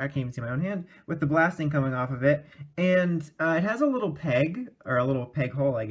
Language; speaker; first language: English; native; English